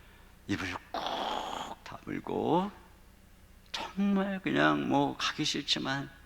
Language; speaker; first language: Korean; native; Korean